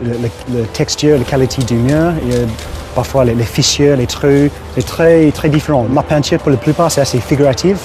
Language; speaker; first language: French; non-native, fluent; English